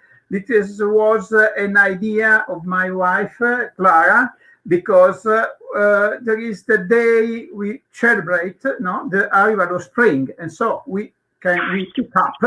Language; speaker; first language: English; non-native, learner; Italian